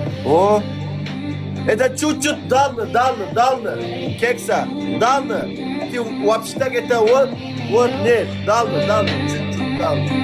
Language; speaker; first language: Russian; non-native, learner; Turkmen